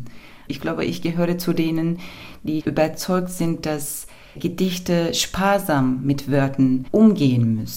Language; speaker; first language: German; non-native, fluent; Turkish